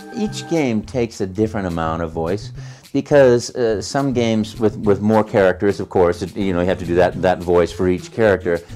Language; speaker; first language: English; native; English